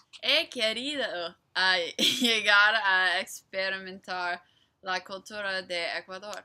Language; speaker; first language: Spanish; non-native, learner; English